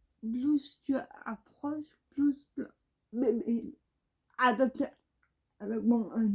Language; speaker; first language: French; non-native, learner; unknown